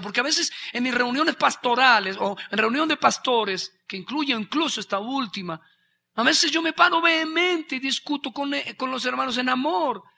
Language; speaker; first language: Spanish; native; Spanish